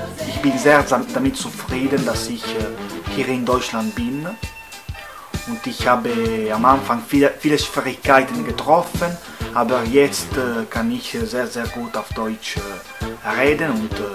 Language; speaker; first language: German; non-native, fluent; Italian